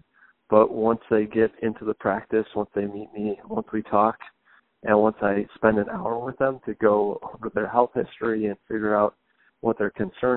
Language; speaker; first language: English; native; English